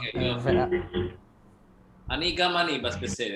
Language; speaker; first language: Hebrew; non-native, fluent; Indonesian